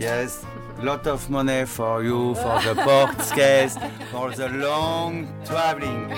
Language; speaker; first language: English; non-native, learner; French